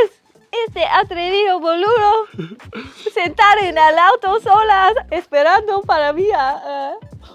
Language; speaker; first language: Spanish; non-native, learner; English